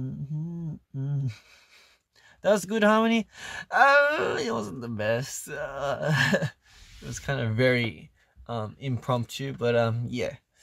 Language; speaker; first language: English; early bilingual, other home language; Korean